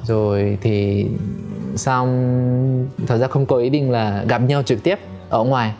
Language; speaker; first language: Vietnamese; non-native, fluent; Korean